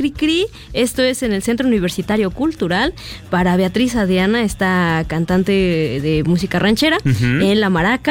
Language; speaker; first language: Spanish; native; Spanish